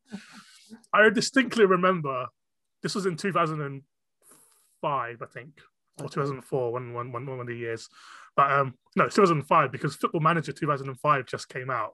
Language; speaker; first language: English; non-native, local second language; Cantonese